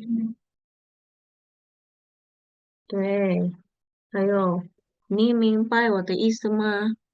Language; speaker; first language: Chinese; non-native, fluent; Indonesian